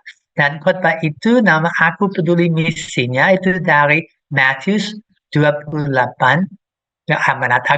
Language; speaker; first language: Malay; non-native, fluent; English